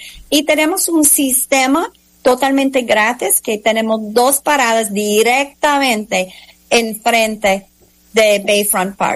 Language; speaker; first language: Spanish; non-native, fluent; English